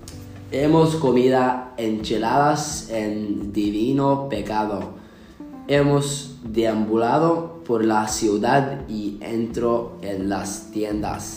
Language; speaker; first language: Spanish; non-native, learner; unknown